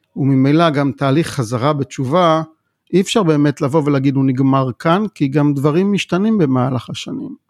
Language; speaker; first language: Hebrew; native; Hebrew